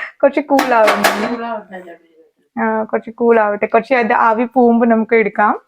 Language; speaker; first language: Malayalam; non-native, learner; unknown